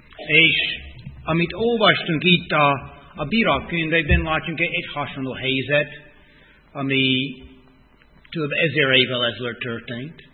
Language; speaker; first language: Hungarian; non-native, fluent; English